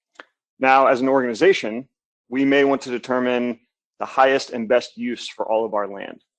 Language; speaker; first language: English; native; English